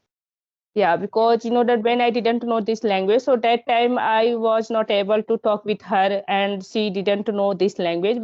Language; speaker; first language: English; non-native, learner; Hindi